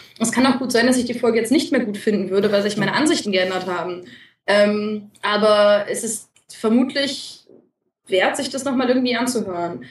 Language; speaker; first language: German; native; German